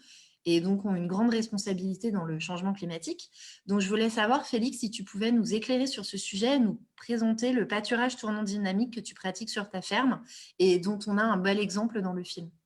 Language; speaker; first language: French; native; French